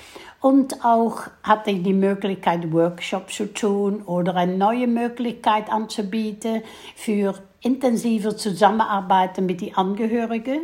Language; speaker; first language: German; non-native, fluent; Dutch